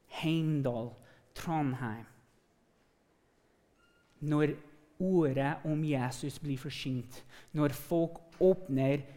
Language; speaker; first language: Norwegian; non-native, fluent; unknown